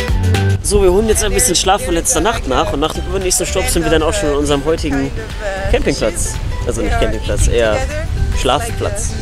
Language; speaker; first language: German; native; German